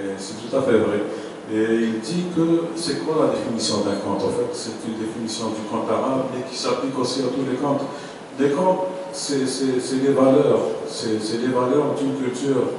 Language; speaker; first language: French; non-native, local second language; Arabic